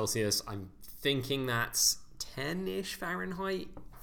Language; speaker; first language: English; native; English